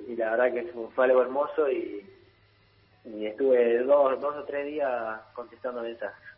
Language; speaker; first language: Spanish; early bilingual, heritage; Italian